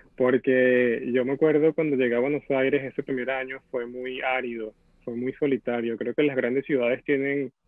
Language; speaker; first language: Spanish; native; Spanish